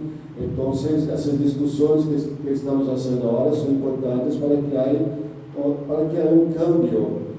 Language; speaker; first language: Spanish; non-native, learner; Portuguese